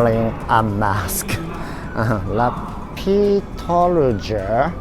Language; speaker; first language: English; non-native, learner; Japanese